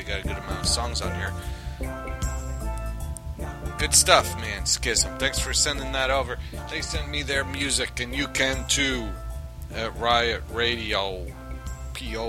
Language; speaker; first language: English; native; English